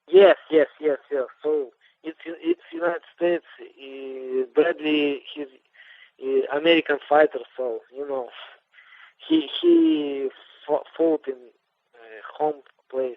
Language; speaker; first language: English; non-native, learner; Russian